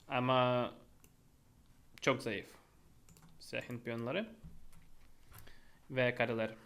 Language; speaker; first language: Turkish; non-native, fluent; Russian